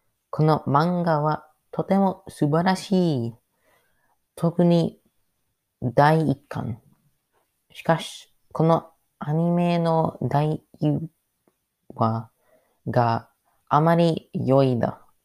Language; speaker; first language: Japanese; non-native, learner; English